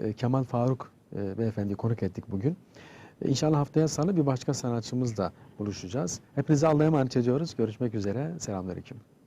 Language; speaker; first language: Turkish; native; Turkish